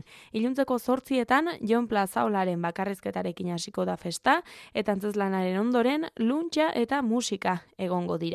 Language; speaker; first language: Basque; native; Basque